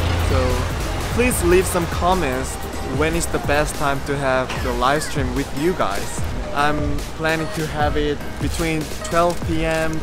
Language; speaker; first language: English; non-native, fluent; Korean